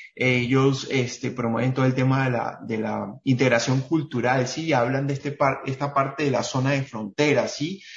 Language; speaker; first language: Spanish; native; Spanish